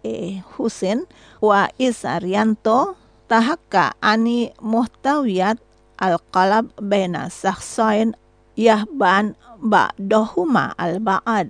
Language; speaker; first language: Arabic; non-native, fluent; Indonesian